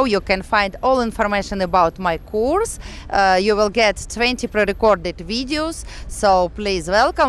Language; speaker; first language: English; non-native, fluent; Russian